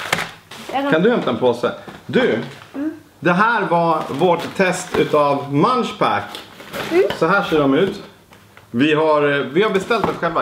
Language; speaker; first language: Swedish; native; Swedish